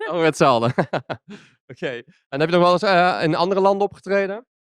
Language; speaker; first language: Dutch; native; Dutch